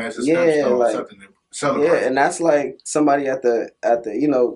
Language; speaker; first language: English; native; English